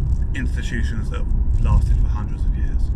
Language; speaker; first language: English; native; English